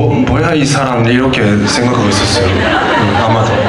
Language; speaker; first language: Korean; non-native, learner; Japanese